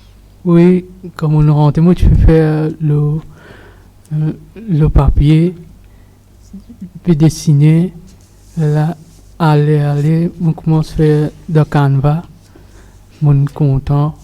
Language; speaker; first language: French; non-native, local second language; Morisyen